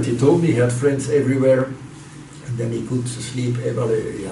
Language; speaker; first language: English; non-native, fluent; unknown